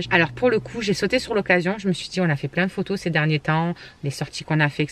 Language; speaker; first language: French; native; French